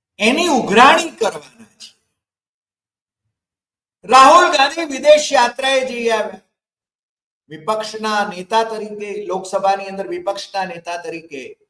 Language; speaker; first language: Gujarati; native; Gujarati